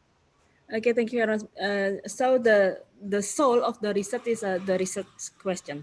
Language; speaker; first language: English; non-native, fluent; Indonesian